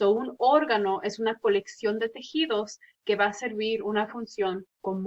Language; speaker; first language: Spanish; early bilingual, heritage; Spanish